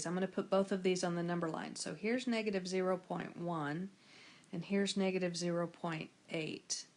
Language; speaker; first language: English; native; English